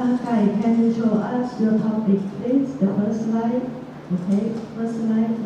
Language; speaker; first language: English; non-native, fluent; Thai